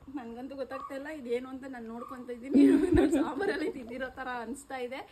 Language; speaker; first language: Kannada; native; Kannada